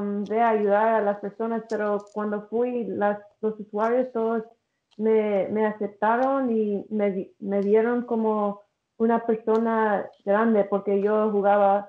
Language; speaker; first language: Spanish; early bilingual, heritage; English